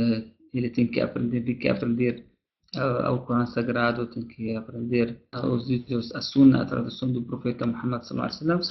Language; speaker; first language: Portuguese; non-native, fluent; Arabic